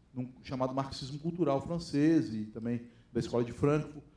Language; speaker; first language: Portuguese; native; Portuguese